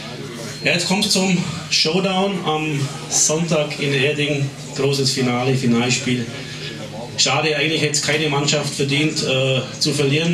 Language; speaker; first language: German; native; German